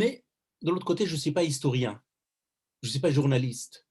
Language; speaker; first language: French; non-native, fluent; Persian